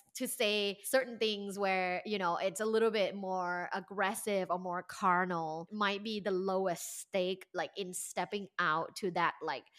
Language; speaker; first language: English; non-native, fluent; Thai